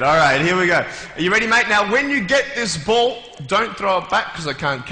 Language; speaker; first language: English; native; English